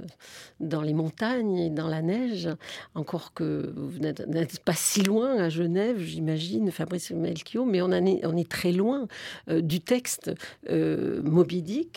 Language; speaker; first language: French; native; French